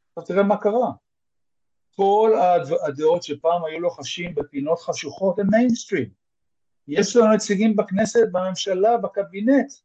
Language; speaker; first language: Hebrew; native; Hebrew